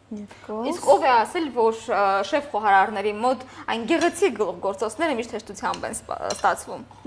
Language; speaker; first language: Armenian; native; Armenian